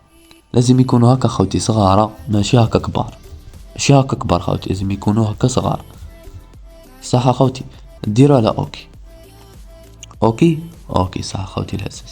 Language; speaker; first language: Arabic; native; Arabic